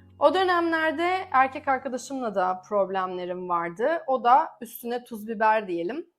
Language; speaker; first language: Turkish; native; Turkish